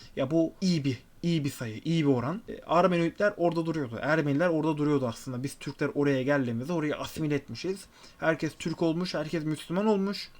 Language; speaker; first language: Turkish; native; Turkish